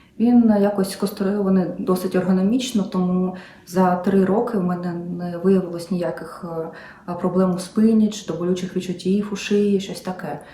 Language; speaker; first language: Ukrainian; native; Ukrainian